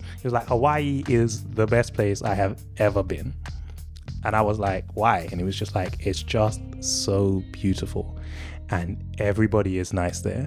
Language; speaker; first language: English; native; English